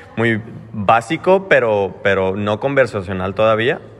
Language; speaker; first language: Spanish; native; Spanish